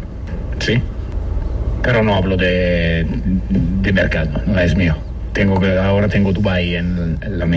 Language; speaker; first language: Spanish; non-native, learner; Italian